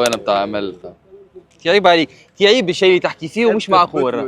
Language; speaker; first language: Arabic; native; Arabic